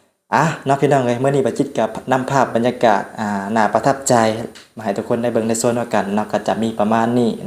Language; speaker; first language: Thai; non-native, local second language; Northeastern Thai